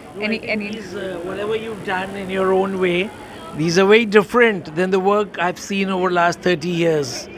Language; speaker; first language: English; non-native, local second language; Bangla